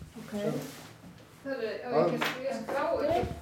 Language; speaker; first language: Icelandic; native; Icelandic